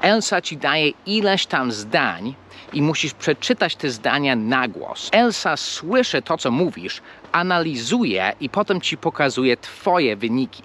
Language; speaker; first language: Polish; non-native, fluent; English